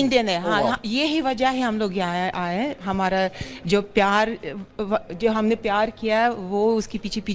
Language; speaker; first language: Hindi; non-native, fluent; Russian